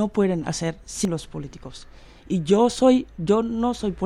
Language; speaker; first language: Spanish; non-native, fluent; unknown